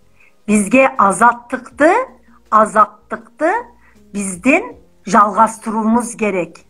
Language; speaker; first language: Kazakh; non-native, fluent; Turkish